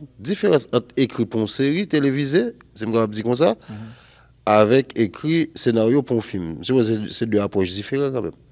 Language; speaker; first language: French; non-native, local second language; Haitian Creole